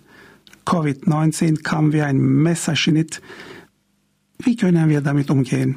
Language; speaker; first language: German; non-native, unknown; Turkish